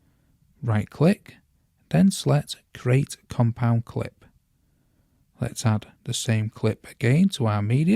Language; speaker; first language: English; native; English